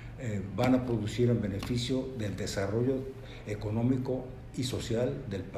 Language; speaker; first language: Spanish; native; Spanish